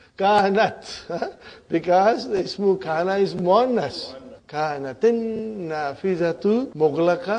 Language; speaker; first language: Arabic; non-native, fluent; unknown